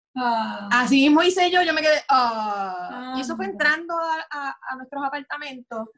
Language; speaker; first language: Spanish; native; Spanish